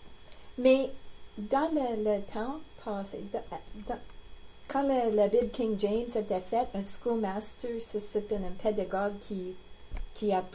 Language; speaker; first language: French; non-native, learner; English